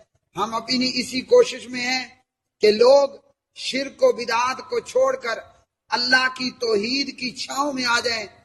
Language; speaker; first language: Urdu; native; Urdu